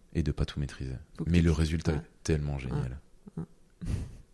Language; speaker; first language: French; native; French